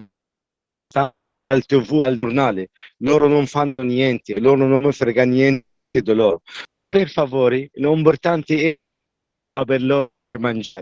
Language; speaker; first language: Italian; non-native, learner; Arabic